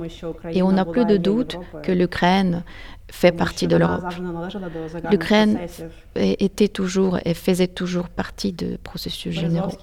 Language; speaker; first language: French; non-native, fluent; Ukrainian